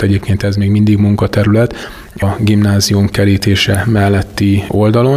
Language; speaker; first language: Hungarian; native; Hungarian